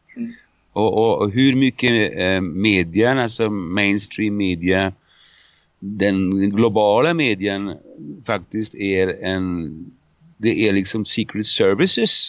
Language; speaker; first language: Swedish; non-native, fluent; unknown